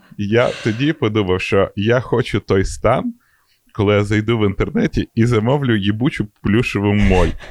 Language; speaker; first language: Ukrainian; non-native, local second language; Russian